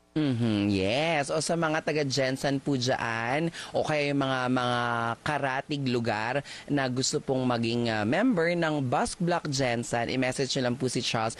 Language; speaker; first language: Filipino; native; Filipino